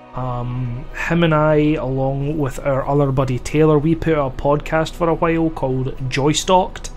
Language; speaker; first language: English; native; English